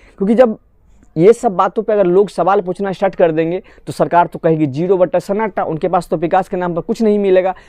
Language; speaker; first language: Hindi; non-native, local second language; Assamese